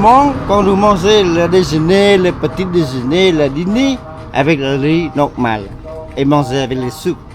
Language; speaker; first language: French; non-native, learner; Khmer